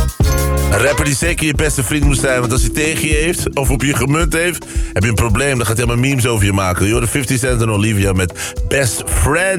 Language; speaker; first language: Dutch; native; Dutch